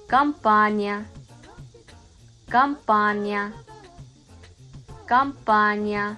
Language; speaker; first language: Russian; non-native, fluent; Kazakh